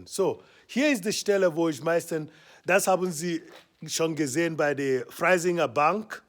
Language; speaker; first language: German; non-native, fluent; Igbo